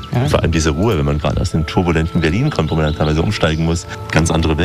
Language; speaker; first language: German; native; German